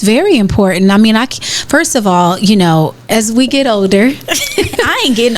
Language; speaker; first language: English; native; English